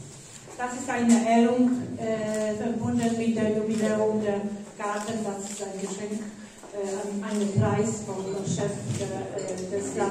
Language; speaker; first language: German; non-native, learner; Polish